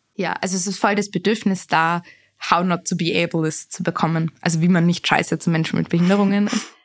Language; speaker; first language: German; native; German